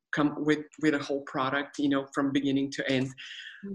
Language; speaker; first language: English; non-native, fluent; Bulgarian